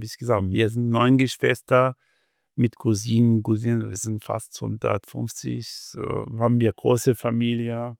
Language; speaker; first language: German; non-native, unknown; Arabic